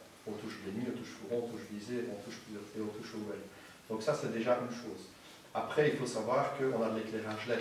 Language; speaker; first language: French; native; French